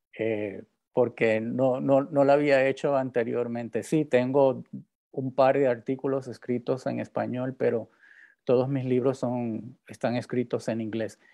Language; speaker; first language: Spanish; native; Spanish